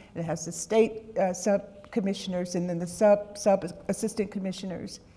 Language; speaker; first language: English; native; English